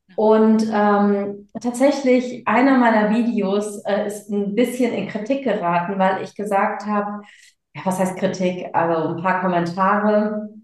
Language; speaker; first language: German; early bilingual, other home language; Tamil